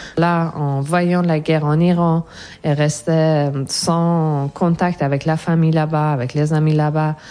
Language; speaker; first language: French; non-native, fluent; Persian